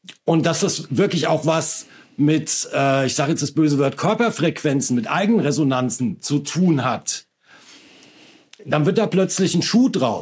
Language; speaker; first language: German; native; German